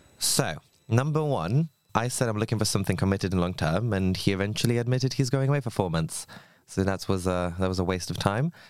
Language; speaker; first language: English; non-native, fluent; Polish